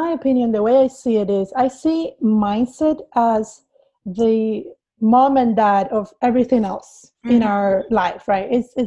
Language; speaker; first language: English; non-native, fluent; Spanish